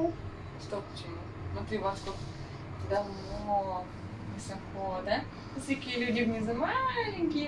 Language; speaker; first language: Russian; native; Russian